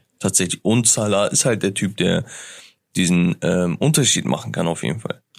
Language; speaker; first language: German; early bilingual, other home language; Turkish